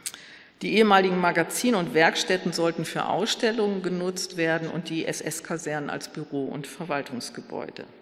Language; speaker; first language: German; native; German